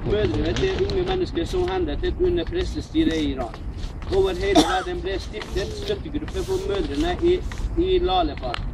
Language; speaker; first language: Norwegian; non-native, fluent; Persian